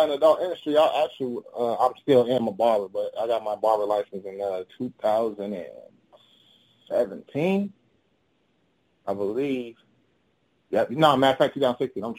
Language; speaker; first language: English; native; English